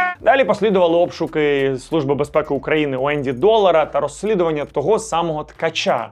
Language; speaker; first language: Ukrainian; native; Ukrainian